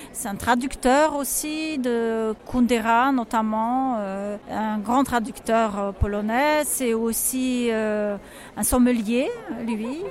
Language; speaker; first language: French; non-native, fluent; Polish